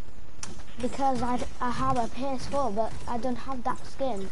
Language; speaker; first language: English; non-native, learner; Portuguese